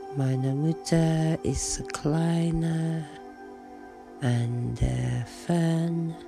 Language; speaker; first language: German; non-native, learner; English